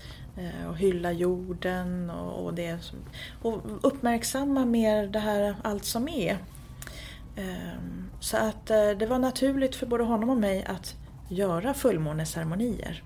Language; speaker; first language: Swedish; native; Swedish